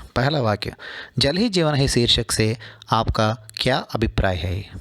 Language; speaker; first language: Hindi; non-native, local second language; Telugu